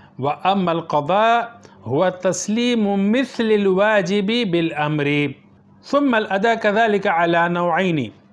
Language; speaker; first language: Arabic; non-native, fluent; Urdu